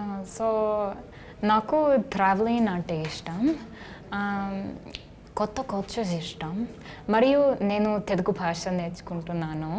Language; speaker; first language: Telugu; non-native, learner; English